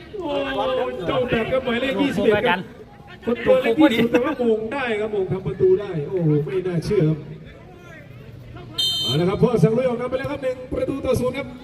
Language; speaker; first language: Thai; native; Thai